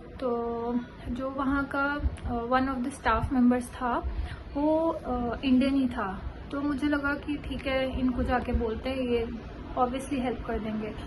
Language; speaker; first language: Hindi; native; Hindi